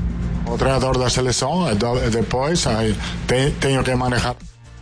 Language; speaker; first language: Portuguese; non-native, fluent; Italian